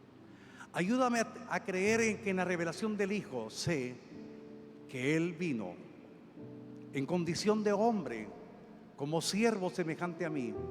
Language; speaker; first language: Spanish; native; Spanish